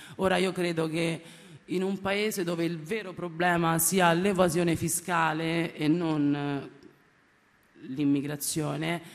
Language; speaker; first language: Italian; early bilingual, other home language; Amharic